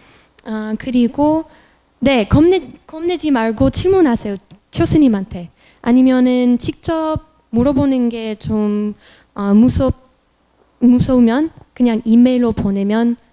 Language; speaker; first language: Korean; non-native, fluent; French